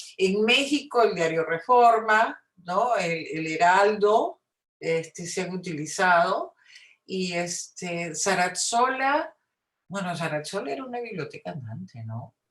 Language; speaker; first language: Spanish; native; Spanish